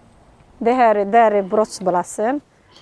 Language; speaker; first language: Swedish; non-native, learner; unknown